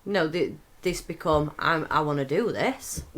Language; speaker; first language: English; native; English